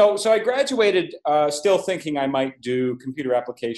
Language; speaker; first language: English; native; English